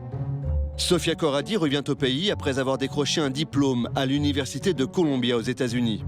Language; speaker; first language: French; native; French